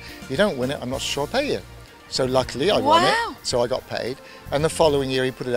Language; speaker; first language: English; native; English